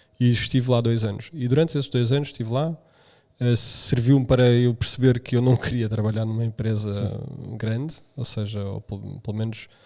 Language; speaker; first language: Portuguese; early bilingual, other home language; Romanian